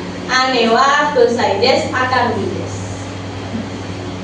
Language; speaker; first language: Japanese; non-native, learner; Indonesian